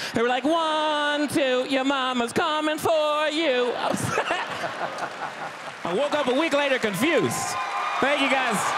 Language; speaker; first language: English; native; English